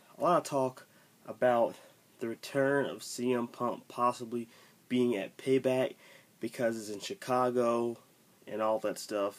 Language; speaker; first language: English; native; English